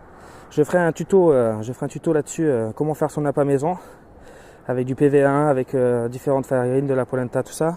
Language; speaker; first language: French; native; French